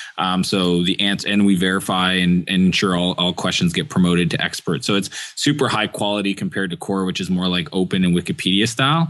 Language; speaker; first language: English; native; English